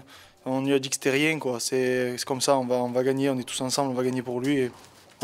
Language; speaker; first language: French; native; French